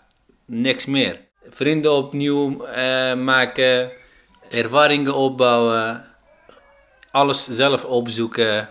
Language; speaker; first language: Dutch; non-native, fluent; Arabic